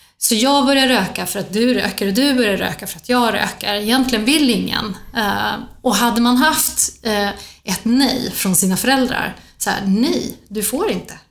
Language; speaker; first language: Swedish; native; Swedish